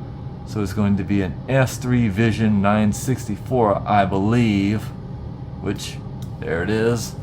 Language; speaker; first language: English; native; English